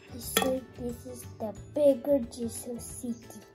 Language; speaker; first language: English; early bilingual, other home language; Indonesian